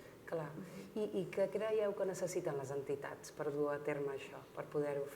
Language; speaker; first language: Catalan; native; Catalan